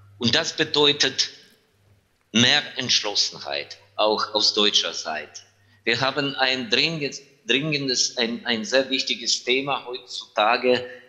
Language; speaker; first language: German; non-native, fluent; Ukrainian